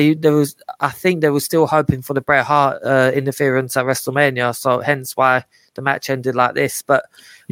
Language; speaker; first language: English; native; English